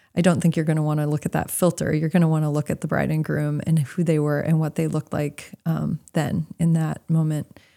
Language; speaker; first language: English; native; English